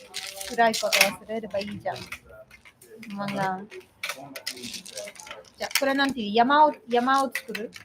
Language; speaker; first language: Japanese; non-native, learner; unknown